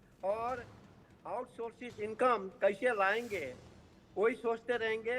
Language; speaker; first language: Hindi; non-native, local second language; Gujarati